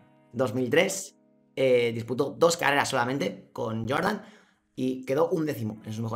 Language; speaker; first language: Spanish; native; Spanish